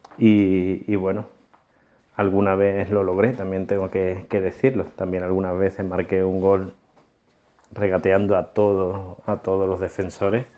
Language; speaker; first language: Spanish; native; Spanish